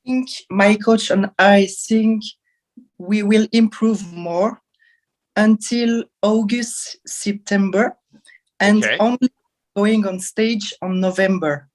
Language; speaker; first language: English; non-native, learner; French